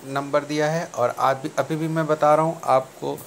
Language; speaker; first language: Hindi; native; Hindi